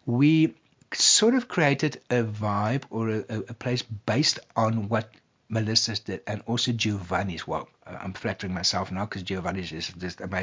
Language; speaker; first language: English; non-native, local second language; Afrikaans